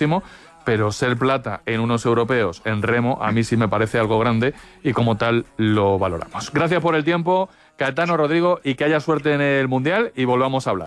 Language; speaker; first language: Spanish; native; Spanish